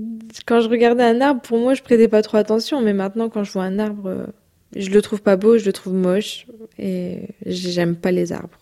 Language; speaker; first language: French; native; French